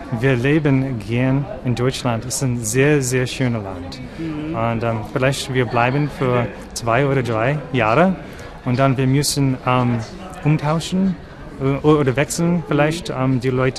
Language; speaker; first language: German; non-native, learner; English